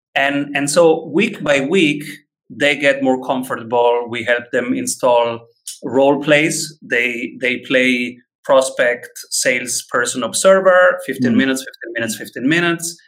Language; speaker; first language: English; non-native, fluent; Italian